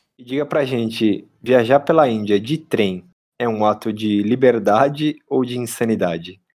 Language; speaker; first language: Portuguese; native; Portuguese